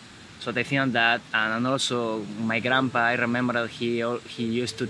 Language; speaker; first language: English; non-native, fluent; Spanish